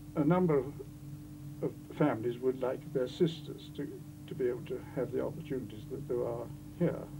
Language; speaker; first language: English; native; English